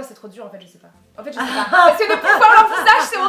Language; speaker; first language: French; native; French